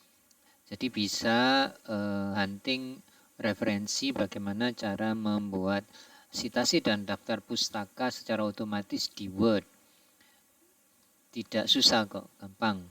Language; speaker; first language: Indonesian; native; Indonesian